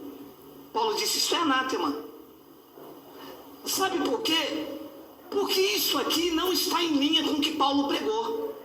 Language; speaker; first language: Portuguese; native; Portuguese